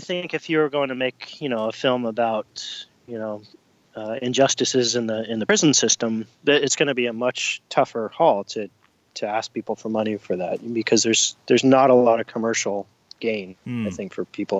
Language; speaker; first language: English; native; English